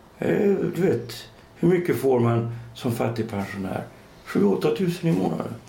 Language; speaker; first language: Swedish; native; Swedish